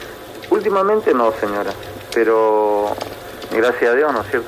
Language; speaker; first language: Spanish; native; Spanish